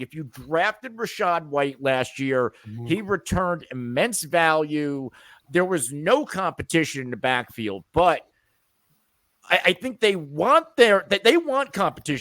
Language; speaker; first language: English; native; English